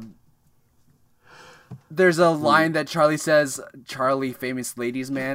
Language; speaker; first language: English; native; English